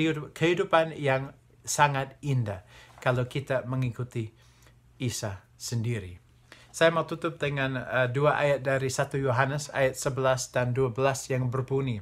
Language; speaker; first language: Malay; non-native, fluent; English